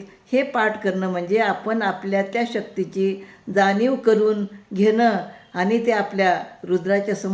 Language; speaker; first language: Marathi; native; Marathi